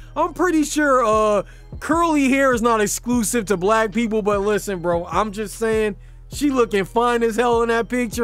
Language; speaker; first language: English; native; English